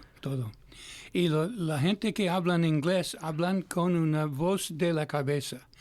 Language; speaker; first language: Spanish; non-native, fluent; English